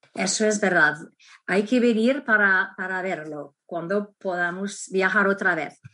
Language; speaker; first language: Spanish; non-native, fluent; English